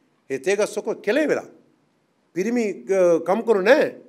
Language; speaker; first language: Sinhala; non-native, local second language; Tamil